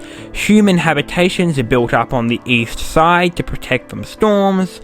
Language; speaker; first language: English; native; English